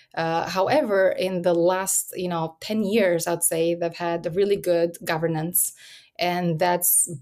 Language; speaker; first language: English; early bilingual, other home language; Albanian